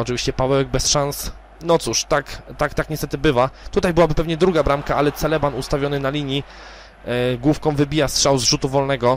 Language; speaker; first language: Polish; native; Polish